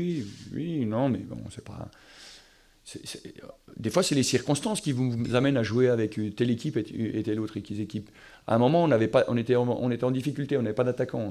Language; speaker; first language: French; native; French